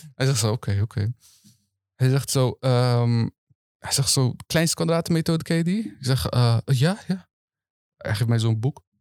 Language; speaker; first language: Dutch; early bilingual, other home language; Turkish